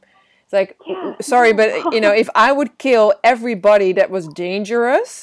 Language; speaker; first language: English; non-native, fluent; Dutch